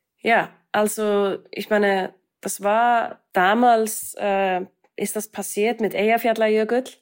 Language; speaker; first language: German; non-native, fluent; Icelandic